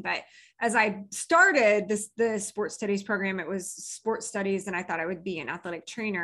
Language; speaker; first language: English; native; English